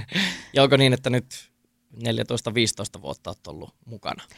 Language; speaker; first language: Finnish; native; Finnish